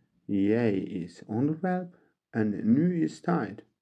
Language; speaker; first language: Dutch; non-native, learner; Turkish